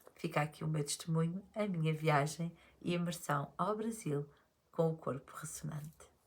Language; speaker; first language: Portuguese; native; Portuguese